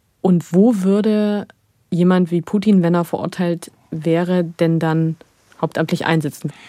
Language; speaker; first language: German; native; German